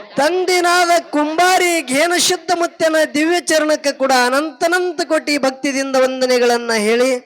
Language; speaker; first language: Kannada; native; Kannada